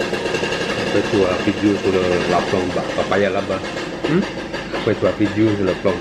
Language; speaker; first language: French; non-native, learner; Javanese